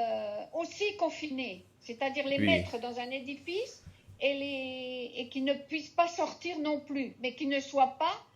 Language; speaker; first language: French; non-native, fluent; Spanish